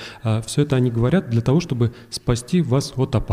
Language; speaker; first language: Russian; native; Russian